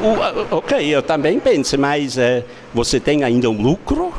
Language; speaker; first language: Portuguese; non-native, learner; German